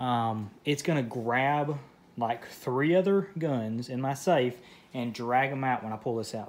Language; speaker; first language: English; native; English